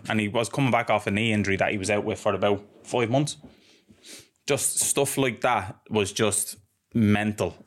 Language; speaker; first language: English; native; English